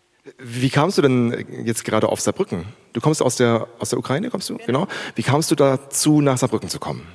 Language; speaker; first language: German; native; German